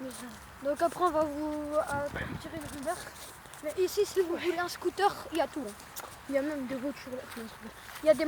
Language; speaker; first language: French; native; French